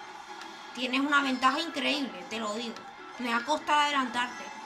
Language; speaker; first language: Spanish; native; Spanish